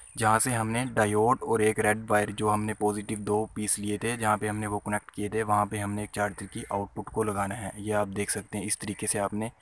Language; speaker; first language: Urdu; non-native, local second language; Punjabi